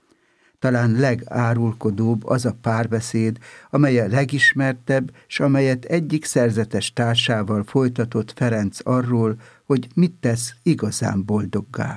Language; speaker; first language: Hungarian; native; Hungarian